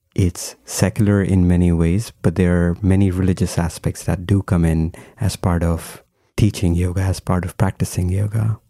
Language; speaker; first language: English; non-native, local second language; Hindi